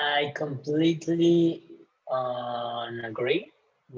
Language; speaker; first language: English; non-native, learner; Spanish